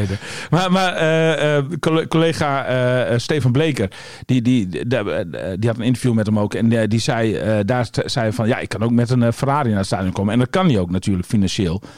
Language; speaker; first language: Dutch; native; Dutch